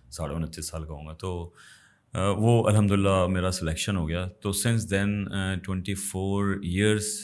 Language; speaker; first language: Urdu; native; Urdu